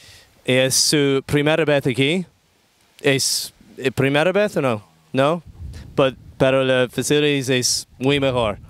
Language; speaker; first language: Spanish; non-native, learner; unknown